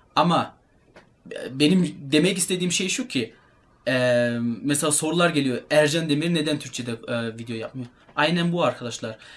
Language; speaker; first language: Turkish; early bilingual, heritage; Turkish